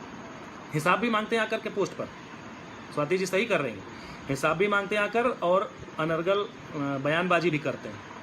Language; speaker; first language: Hindi; native; Hindi